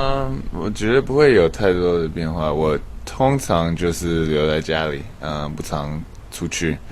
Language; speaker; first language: Chinese; early bilingual, heritage; English